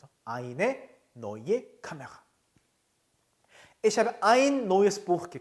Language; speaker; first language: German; non-native, fluent; Korean